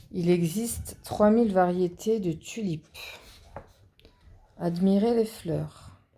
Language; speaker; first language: French; native; French